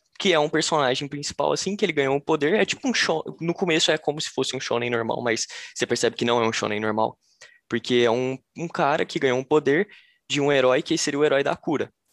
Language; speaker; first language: Portuguese; native; Portuguese